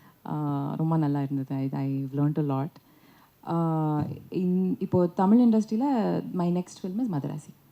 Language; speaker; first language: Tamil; non-native, learner; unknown